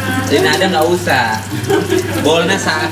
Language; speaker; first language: Indonesian; native; Indonesian